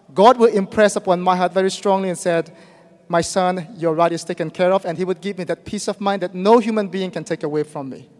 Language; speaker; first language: English; non-native, fluent; Burmese